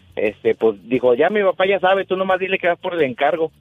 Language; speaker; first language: Spanish; native; Spanish